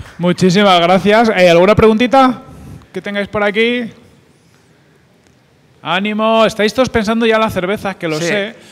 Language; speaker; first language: Spanish; native; Spanish